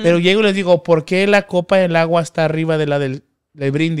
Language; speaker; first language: Spanish; early bilingual, heritage; Spanish